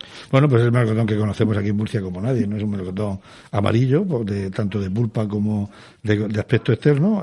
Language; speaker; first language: Spanish; native; Spanish